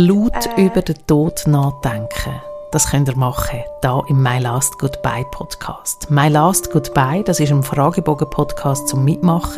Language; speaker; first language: German; native; German